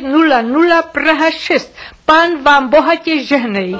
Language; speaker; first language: Czech; native; Czech